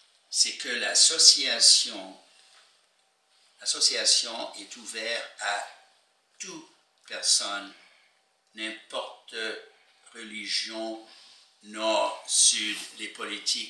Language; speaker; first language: French; non-native, fluent; English